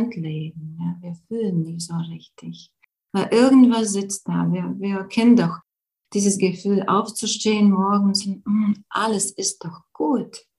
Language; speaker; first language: German; non-native, fluent; Latvian